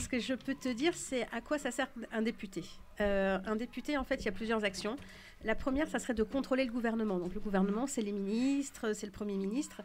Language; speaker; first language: French; native; French